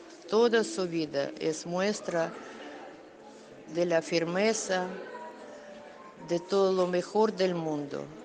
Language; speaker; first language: Spanish; non-native, fluent; Russian